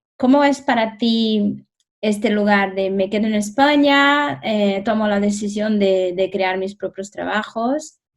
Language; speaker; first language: Spanish; non-native, fluent; Portuguese